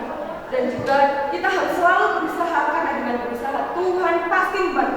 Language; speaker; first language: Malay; non-native, local second language; Javanese